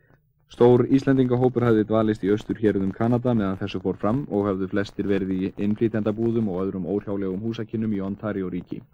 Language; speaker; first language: Icelandic; native; Icelandic